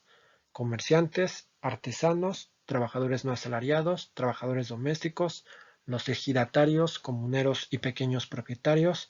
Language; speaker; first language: Spanish; native; Spanish